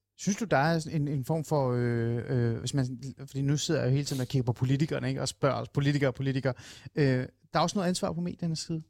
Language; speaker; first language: Danish; native; Danish